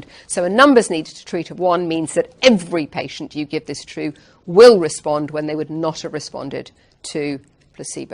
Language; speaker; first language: English; native; English